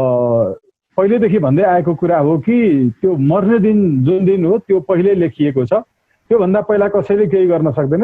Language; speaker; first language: Nepali; native; Nepali